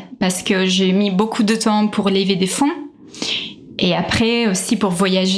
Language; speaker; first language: French; non-native, fluent; Italian